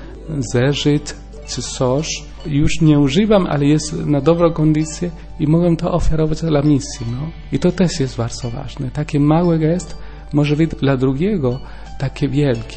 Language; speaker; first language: Polish; non-native, learner; Spanish